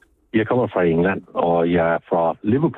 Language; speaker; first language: Danish; non-native, fluent; English